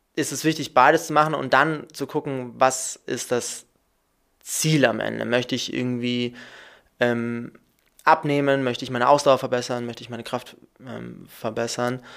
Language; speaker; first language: German; native; German